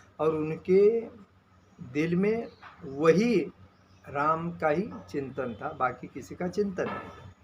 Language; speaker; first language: Hindi; non-native, local second language; Marathi